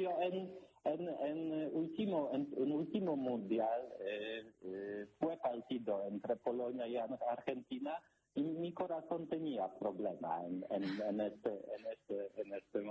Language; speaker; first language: Spanish; non-native, learner; Polish